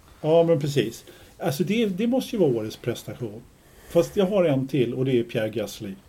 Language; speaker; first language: Swedish; native; Swedish